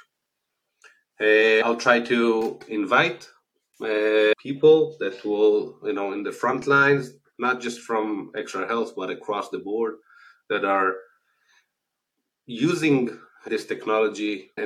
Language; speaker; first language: English; non-native, fluent; Hebrew